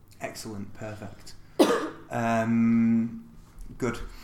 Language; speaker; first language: English; native; English